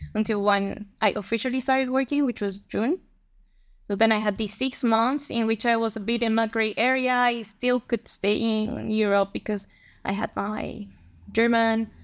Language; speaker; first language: English; non-native, fluent; Spanish